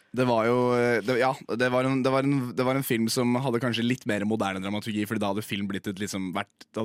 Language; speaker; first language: Norwegian; non-native, fluent; English